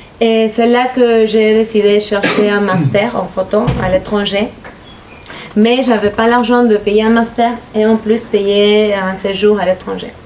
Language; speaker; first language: French; non-native, fluent; Spanish